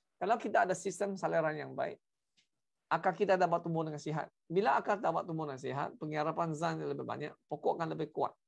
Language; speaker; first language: Malay; non-native, local second language; Chinese